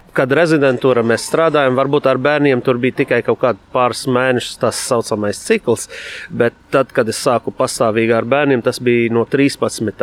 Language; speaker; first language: Latvian; non-native, fluent; Arabic